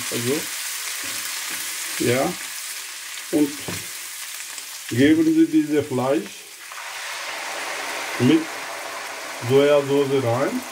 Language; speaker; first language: German; non-native, learner; Urdu